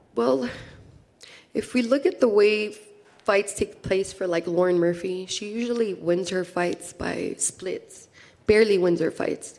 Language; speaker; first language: English; early bilingual, other home language; Spanish